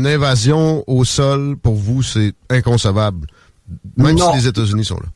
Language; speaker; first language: French; native; French